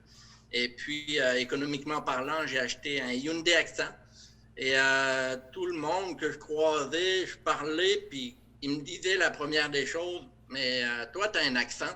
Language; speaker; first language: French; native; French